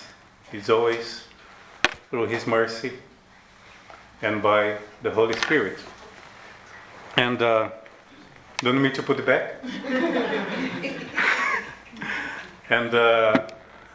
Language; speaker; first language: English; non-native, learner; Portuguese